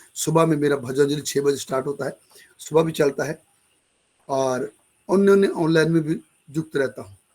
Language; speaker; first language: Hindi; non-native, local second language; Bangla